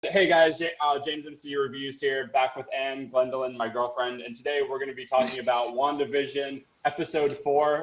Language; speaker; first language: English; native; English